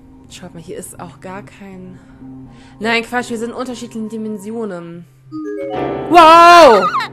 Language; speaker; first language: German; native; German